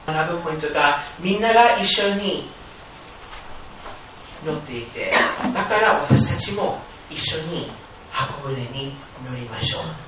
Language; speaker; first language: Japanese; non-native, fluent; English